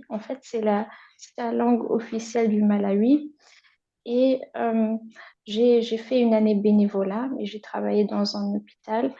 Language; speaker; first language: French; non-native, fluent; German